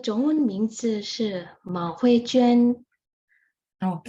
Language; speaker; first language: Chinese; non-native, learner; Indonesian